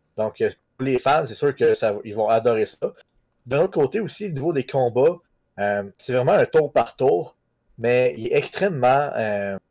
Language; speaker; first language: French; native; French